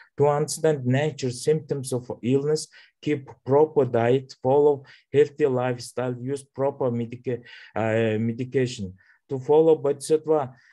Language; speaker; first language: English; non-native, learner; Mongolian